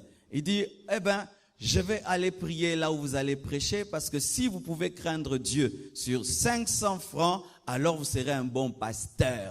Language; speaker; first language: French; non-native, local second language; Lingala